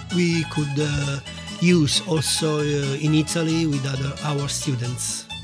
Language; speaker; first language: English; non-native, learner; Italian